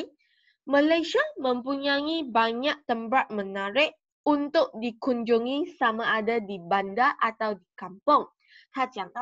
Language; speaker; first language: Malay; non-native, local second language; Chinese